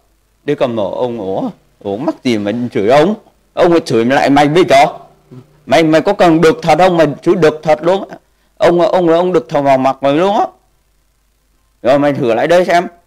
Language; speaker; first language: Vietnamese; native; Vietnamese